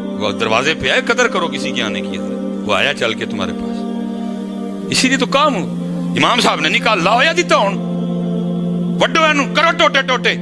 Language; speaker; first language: Urdu; non-native, local second language; Punjabi